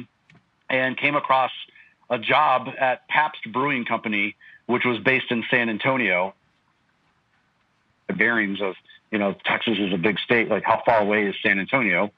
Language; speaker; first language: English; native; English